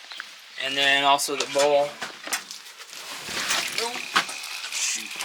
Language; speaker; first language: English; native; English